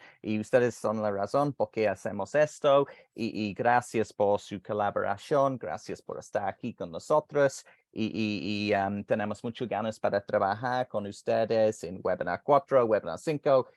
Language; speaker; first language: Spanish; non-native, fluent; English